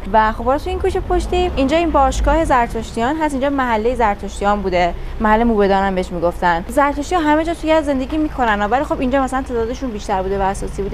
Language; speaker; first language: Persian; native; Persian